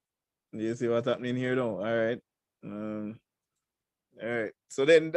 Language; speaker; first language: English; native; English